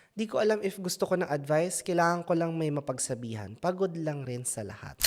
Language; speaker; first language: Filipino; native; Filipino